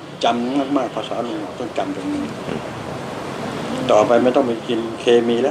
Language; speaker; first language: Thai; native; Thai